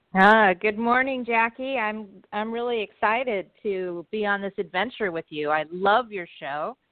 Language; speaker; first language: English; native; English